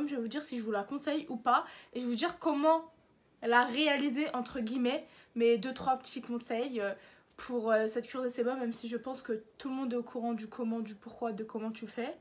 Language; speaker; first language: French; native; French